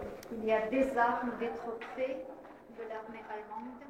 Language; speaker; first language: French; non-native, fluent; Russian